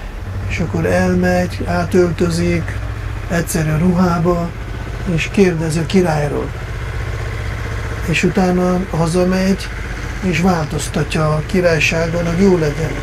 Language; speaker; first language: Hungarian; non-native, fluent; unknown